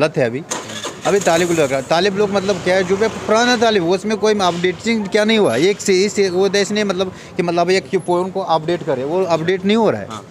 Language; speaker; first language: Hindi; non-native, learner; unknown